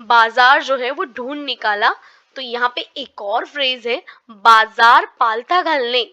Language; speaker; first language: Hindi; non-native, local second language; Marathi